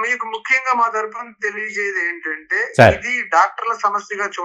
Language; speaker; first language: Telugu; native; Telugu